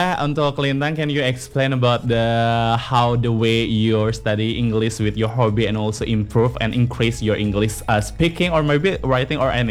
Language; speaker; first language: English; non-native, fluent; Indonesian